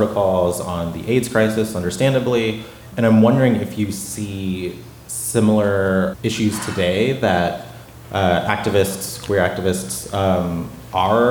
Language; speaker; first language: English; native; English